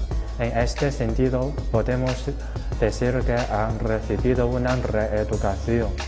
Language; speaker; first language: Spanish; non-native, fluent; Chinese